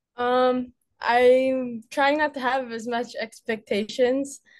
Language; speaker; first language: English; native; English